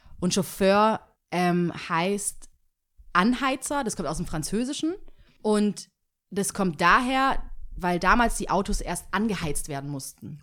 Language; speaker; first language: German; early bilingual, other home language; Tigrinya